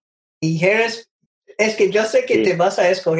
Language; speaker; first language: Spanish; non-native, learner; English